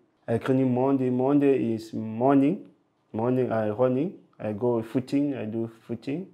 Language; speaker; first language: English; non-native, local second language; French